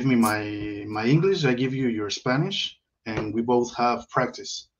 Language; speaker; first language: English; non-native, learner; Spanish